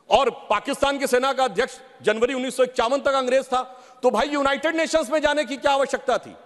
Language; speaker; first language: Hindi; native; Hindi